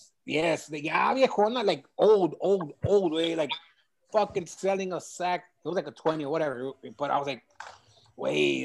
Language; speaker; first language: English; early bilingual, other home language; Spanish